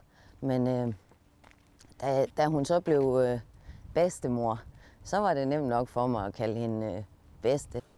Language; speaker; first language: Danish; native; Danish